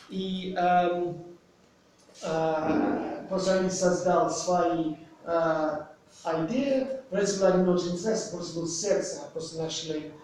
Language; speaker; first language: Russian; non-native, fluent; English